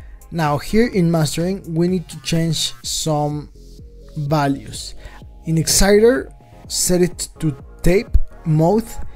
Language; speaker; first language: English; non-native, fluent; Spanish